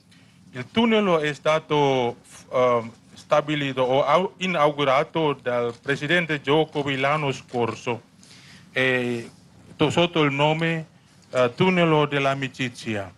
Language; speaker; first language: Italian; non-native, fluent; Indonesian